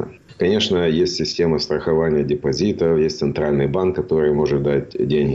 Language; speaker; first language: Russian; native; Russian